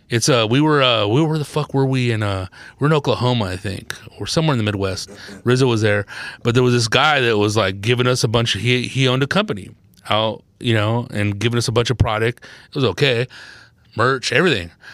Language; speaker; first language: English; early bilingual, other home language; Spanish